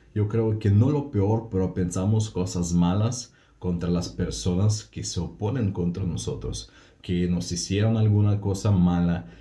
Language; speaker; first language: Spanish; non-native, fluent; Russian